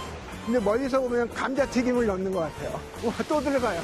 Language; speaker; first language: Korean; native; Korean